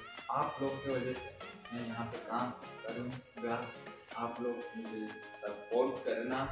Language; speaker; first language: Hindi; non-native, local second language; Bangla